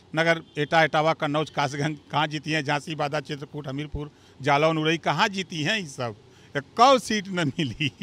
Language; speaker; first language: Hindi; native; Hindi